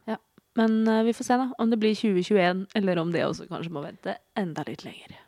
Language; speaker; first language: Norwegian; native; Norwegian